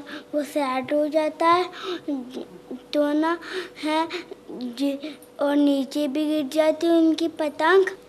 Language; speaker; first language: Hindi; early bilingual, heritage; Urdu